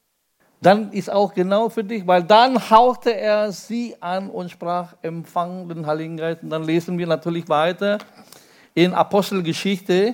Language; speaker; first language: German; non-native, fluent; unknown